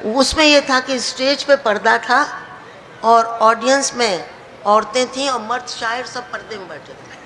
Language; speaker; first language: Urdu; native; Urdu